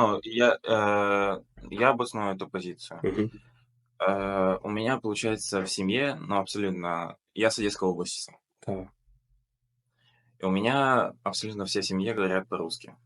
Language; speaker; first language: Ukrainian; non-native, local second language; Russian